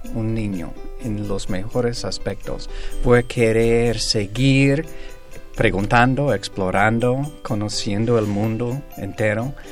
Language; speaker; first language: Spanish; non-native, fluent; English